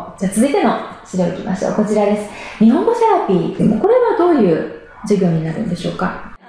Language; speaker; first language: Japanese; native; Japanese